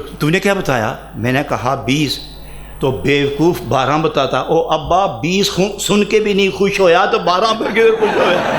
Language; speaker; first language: Urdu; non-native, local second language; Punjabi